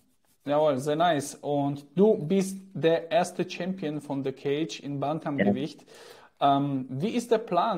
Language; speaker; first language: German; native; German